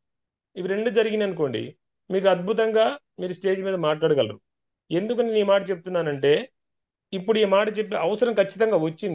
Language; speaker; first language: Telugu; native; Telugu